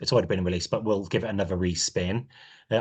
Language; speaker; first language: English; native; English